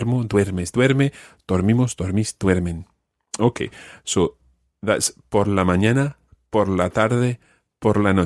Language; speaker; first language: Spanish; non-native, fluent; English